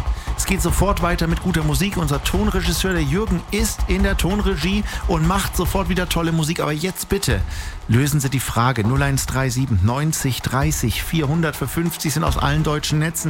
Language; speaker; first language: German; native; German